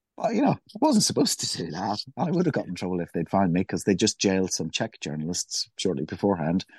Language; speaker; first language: English; native; English